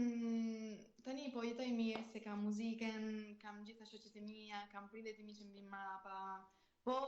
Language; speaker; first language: Albanian; early bilingual, heritage; Albanian